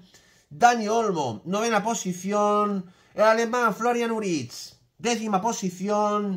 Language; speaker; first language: Spanish; native; Spanish